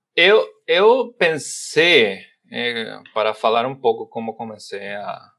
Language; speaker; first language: Portuguese; non-native, fluent; Spanish